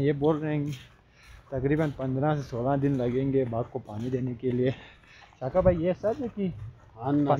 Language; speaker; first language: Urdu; non-native, local second language; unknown